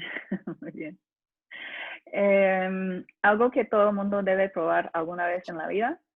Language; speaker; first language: Spanish; non-native, fluent; English